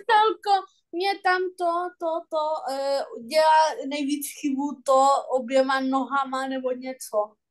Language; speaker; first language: Czech; non-native, learner; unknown